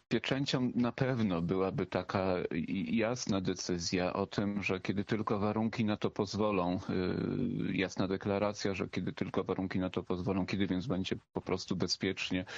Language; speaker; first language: Polish; native; Polish